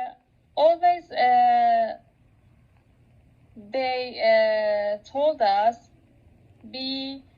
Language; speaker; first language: English; non-native, local second language; Persian